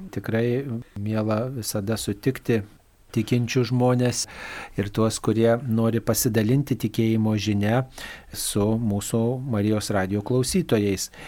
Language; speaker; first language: Lithuanian; native; Lithuanian